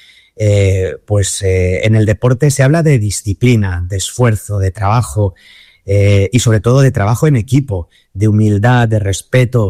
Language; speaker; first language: Spanish; native; Spanish